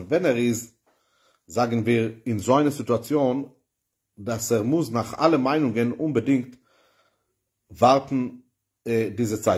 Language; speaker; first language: German; non-native, fluent; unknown